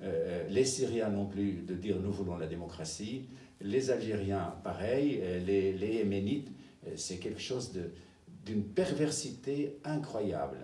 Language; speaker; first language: French; non-native, fluent; Arabic